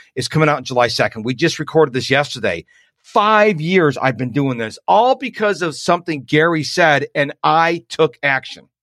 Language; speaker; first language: English; native; English